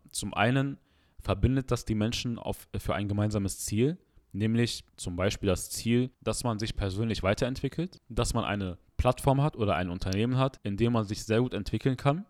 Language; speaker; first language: German; early bilingual, other home language; Arabic